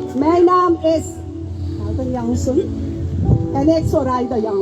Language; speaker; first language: Dutch; non-native, local second language; Papiamento